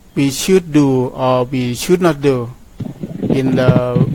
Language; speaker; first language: English; non-native, learner; Thai